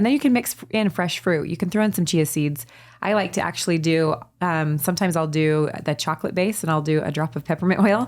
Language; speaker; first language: English; native; English